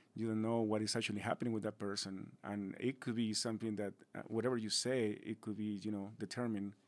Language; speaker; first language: English; non-native, fluent; Spanish